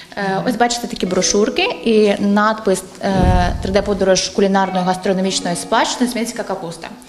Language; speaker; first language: Ukrainian; native; Ukrainian